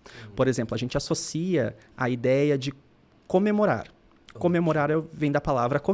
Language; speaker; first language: Portuguese; native; Portuguese